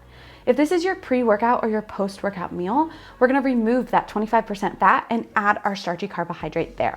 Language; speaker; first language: English; native; English